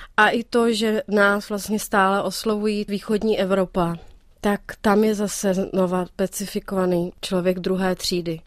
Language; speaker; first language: Czech; native; Czech